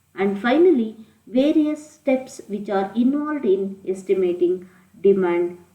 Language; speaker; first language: English; non-native, local second language; Kannada